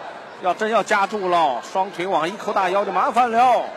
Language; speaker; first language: Chinese; native; Chinese